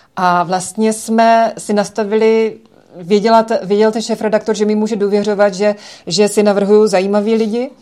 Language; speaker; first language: Czech; native; Czech